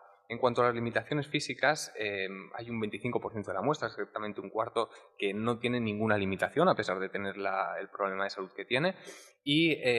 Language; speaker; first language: Spanish; native; Spanish